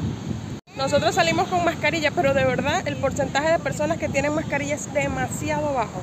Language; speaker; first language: Spanish; native; Spanish